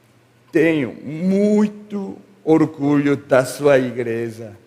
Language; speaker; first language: Portuguese; non-native, learner; Korean